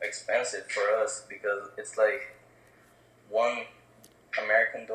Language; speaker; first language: English; non-native, fluent; Portuguese